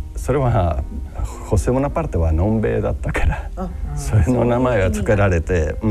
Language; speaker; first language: Japanese; non-native, fluent; Spanish